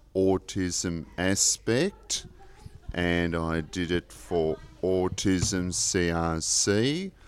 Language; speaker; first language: English; native; English